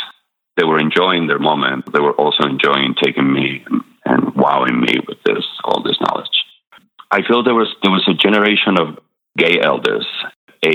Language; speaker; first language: English; non-native, fluent; Spanish